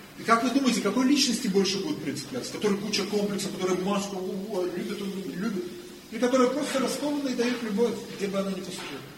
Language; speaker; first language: Russian; non-native, fluent; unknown